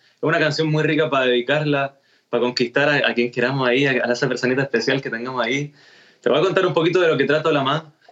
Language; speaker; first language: Spanish; native; Spanish